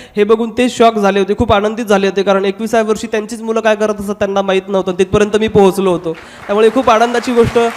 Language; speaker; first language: Marathi; non-native, local second language; Hindi